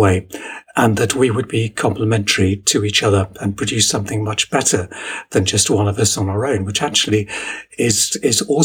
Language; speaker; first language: English; native; English